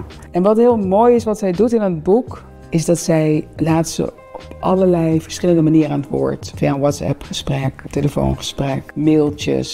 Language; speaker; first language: Dutch; native; Dutch